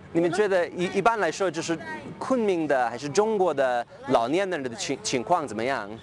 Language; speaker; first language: Chinese; non-native, fluent; English